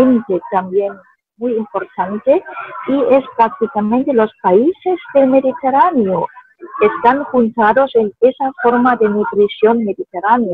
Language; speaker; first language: Spanish; non-native, fluent; German